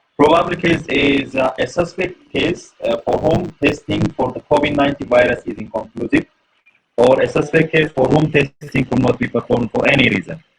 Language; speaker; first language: English; non-native, local second language; Amharic